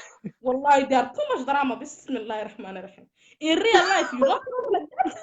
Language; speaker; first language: English; non-native, learner; Somali